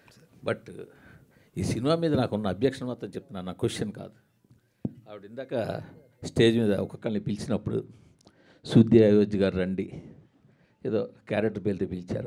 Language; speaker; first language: Telugu; native; Telugu